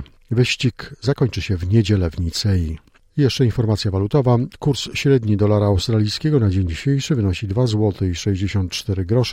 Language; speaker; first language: Polish; native; Polish